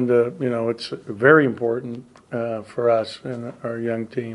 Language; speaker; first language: English; native; English